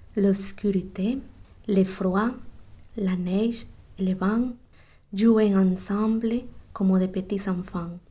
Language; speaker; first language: French; non-native, learner; Spanish